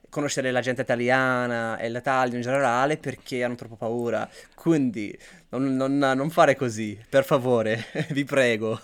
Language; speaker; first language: Italian; non-native, fluent; English